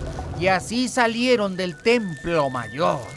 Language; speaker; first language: Spanish; native; Spanish